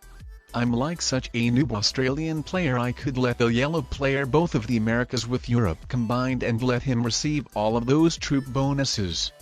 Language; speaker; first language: English; non-native, fluent; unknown